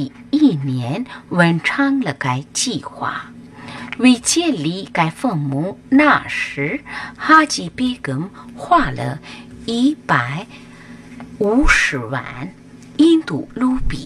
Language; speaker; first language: Chinese; non-native, fluent; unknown